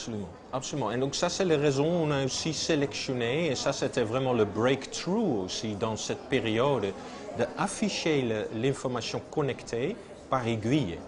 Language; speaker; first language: French; non-native, fluent; Dutch